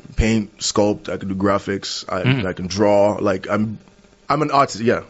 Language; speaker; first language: English; non-native, local second language; Yoruba